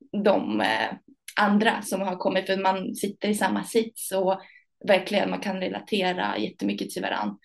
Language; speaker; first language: Swedish; early bilingual, other home language; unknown